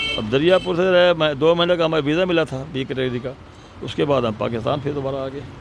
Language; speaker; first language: Urdu; native; Urdu